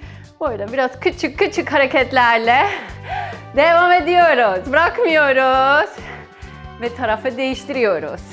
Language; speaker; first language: Turkish; non-native, fluent; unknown